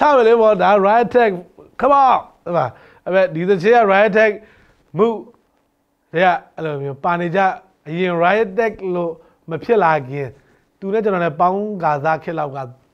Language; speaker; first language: Burmese; native; Burmese